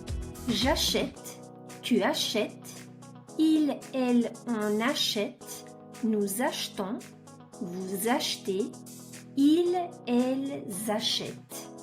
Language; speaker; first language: French; non-native, fluent; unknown